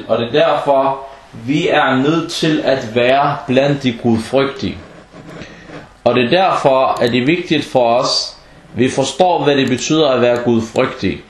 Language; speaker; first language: Danish; non-native, fluent; Arabic